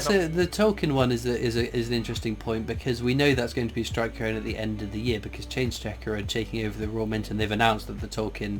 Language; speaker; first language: English; native; English